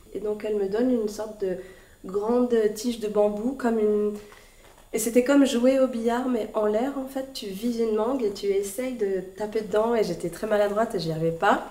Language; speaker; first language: French; native; French